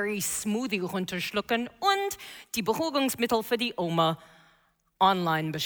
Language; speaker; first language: German; non-native, fluent; English